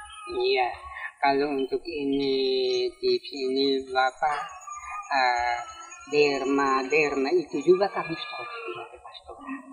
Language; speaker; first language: Indonesian; non-native, local second language; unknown